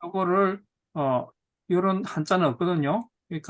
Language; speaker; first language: Korean; native; Korean